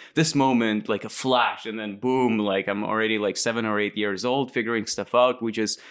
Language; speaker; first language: English; non-native, fluent; Latvian